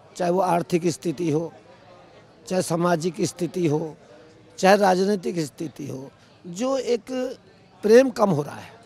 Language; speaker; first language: Hindi; native; Hindi